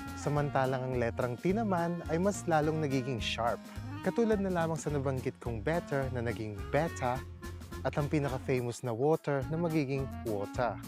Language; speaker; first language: Filipino; native; Filipino